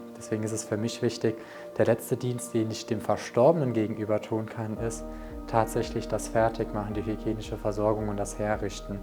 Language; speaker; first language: German; native; German